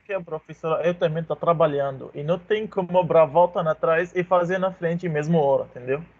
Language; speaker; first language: Portuguese; non-native, learner; Arabic